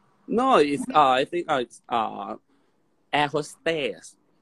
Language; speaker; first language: English; non-native, learner; Thai